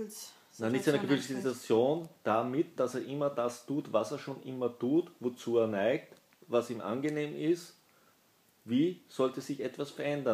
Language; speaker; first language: German; native; German